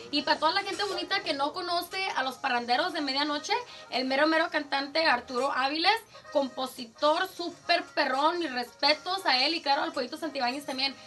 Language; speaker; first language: Spanish; early bilingual, heritage; Spanish